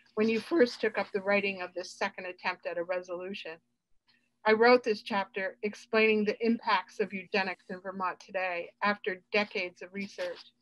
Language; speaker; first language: English; native; English